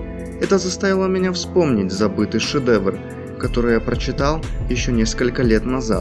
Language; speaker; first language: Russian; native; Russian